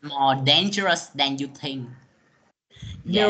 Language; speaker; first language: English; non-native, learner; Vietnamese